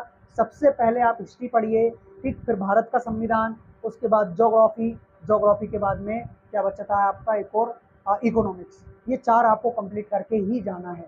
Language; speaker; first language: Hindi; native; Hindi